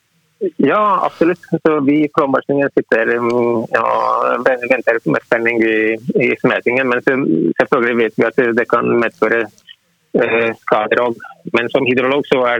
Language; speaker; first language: Norwegian; non-native, fluent; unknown